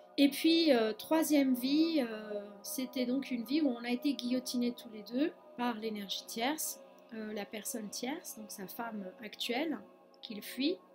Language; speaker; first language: French; non-native, fluent; Spanish